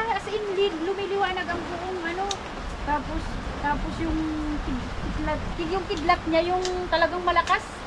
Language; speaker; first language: Filipino; non-native, local second language; Masbatenyo